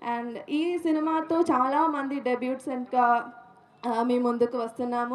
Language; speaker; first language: Telugu; non-native, local second language; Malayalam